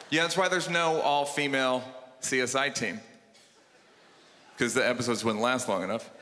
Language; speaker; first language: English; native; English